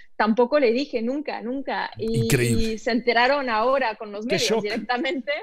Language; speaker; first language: Spanish; early bilingual, other home language; French